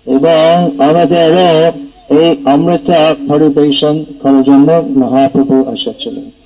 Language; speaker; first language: Bangla; non-native, fluent; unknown